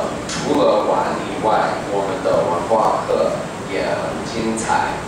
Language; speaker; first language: Chinese; non-native, fluent; English